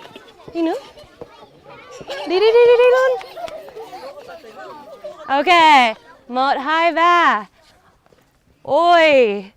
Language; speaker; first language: Vietnamese; early bilingual, heritage; English